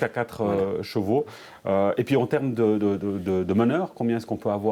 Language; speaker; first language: French; native; French